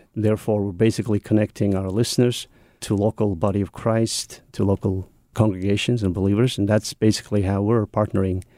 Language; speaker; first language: English; non-native, fluent; Mongolian